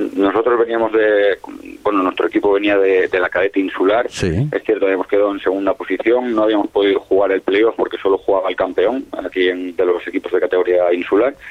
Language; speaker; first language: Spanish; native; Spanish